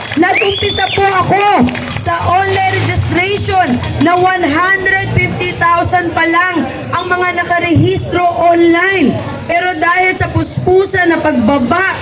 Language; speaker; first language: Filipino; native; Filipino